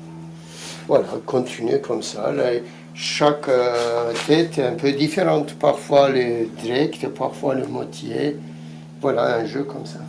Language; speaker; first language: French; non-native, fluent; Turkish